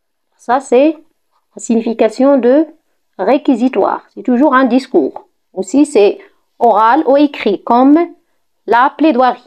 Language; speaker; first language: French; non-native, local second language; Arabic